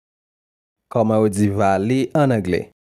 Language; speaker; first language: French; non-native, local second language; Haitian Creole